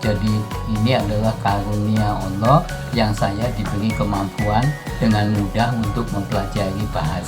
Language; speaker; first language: Indonesian; non-native, local second language; Dutch